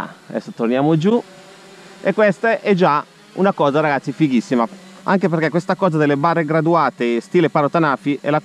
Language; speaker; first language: Italian; native; Italian